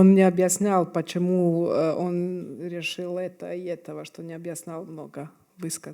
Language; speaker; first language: Russian; non-native, fluent; Serbian